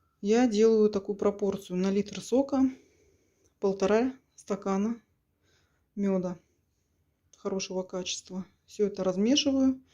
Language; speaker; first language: Russian; native; Russian